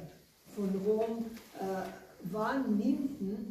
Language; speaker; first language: German; non-native, learner; Slovenian